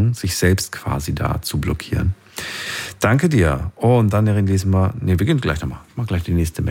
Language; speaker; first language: German; native; German